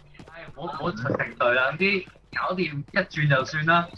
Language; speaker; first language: Chinese; native; Chinese